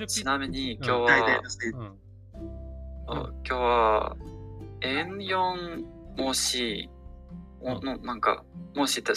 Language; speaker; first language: Japanese; non-native, learner; Ukrainian